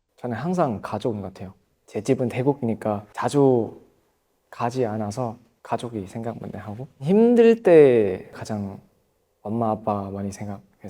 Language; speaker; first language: Korean; non-native, fluent; Thai